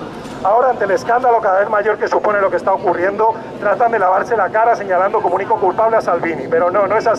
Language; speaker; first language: Spanish; native; Spanish